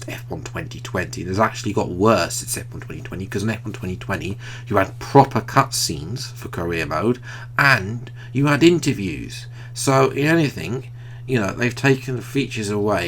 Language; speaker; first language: English; native; English